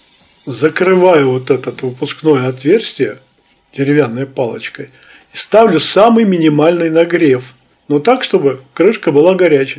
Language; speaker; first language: Russian; native; Russian